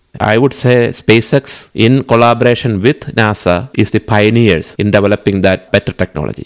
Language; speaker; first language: English; non-native, local second language; Malayalam